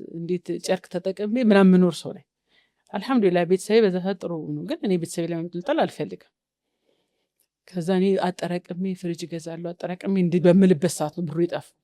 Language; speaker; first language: Amharic; non-native, local second language; Oromo